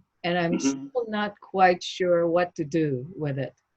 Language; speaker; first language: English; non-native, fluent; Japanese